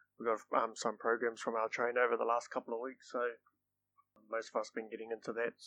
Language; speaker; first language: English; non-native, local second language; Māori